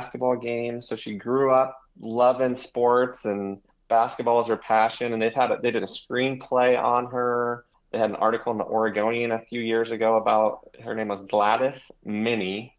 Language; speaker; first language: English; native; English